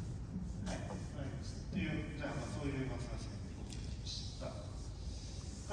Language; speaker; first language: Japanese; native; Japanese